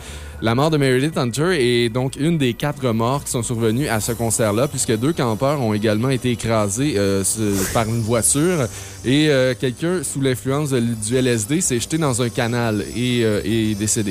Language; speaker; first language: French; native; French